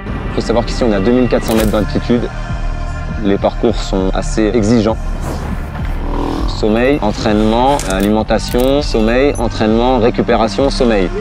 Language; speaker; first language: French; native; French